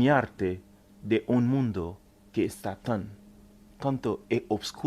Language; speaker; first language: Spanish; non-native, fluent; Haitian Creole